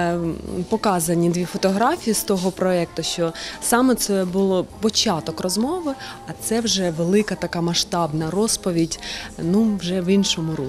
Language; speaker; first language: Ukrainian; non-native, local second language; Russian